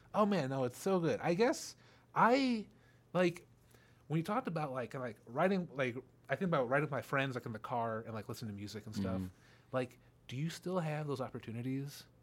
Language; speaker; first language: English; native; English